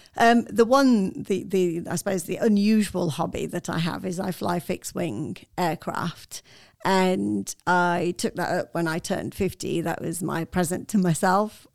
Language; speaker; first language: English; non-native, fluent; Arabic